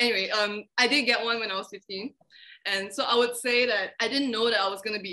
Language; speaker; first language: English; non-native, local second language; Chinese